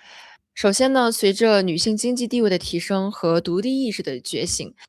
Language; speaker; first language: Chinese; native; Chinese